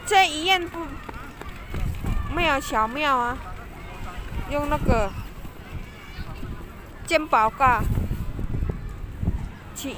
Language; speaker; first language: Chinese; non-native, learner; Javanese